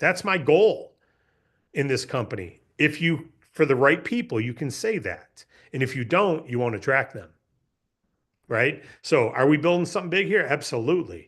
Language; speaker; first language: English; native; English